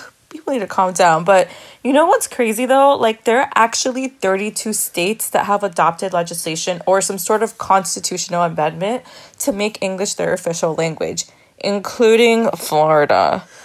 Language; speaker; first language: English; early bilingual, other home language; Spanish